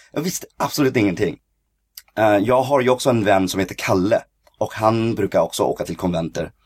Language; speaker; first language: Swedish; early bilingual, other home language; Cantonese